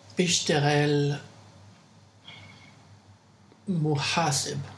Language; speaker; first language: Arabic; non-native, learner; English